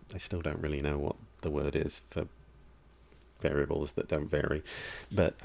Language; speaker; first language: English; native; English